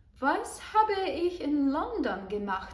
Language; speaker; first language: German; non-native, fluent; Ukrainian